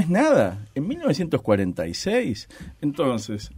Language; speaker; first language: Spanish; native; Spanish